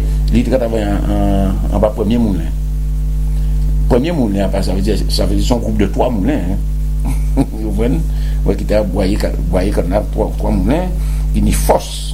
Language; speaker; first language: French; non-native, local second language; Guadeloupean Creole French